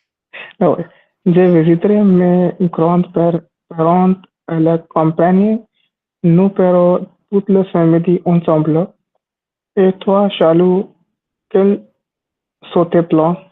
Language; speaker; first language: French; non-native, learner; Hindi